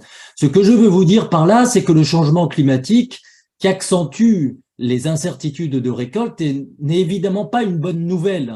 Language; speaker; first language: French; native; French